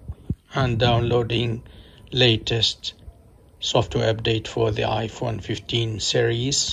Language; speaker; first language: English; non-native, fluent; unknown